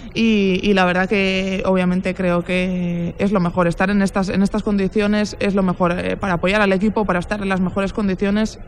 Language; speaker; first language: Spanish; native; Spanish